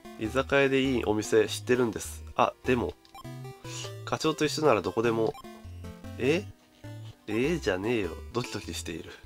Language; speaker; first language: Japanese; native; Japanese